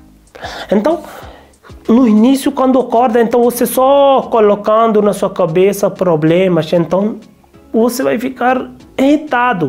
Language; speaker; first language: Portuguese; non-native, learner; Hindi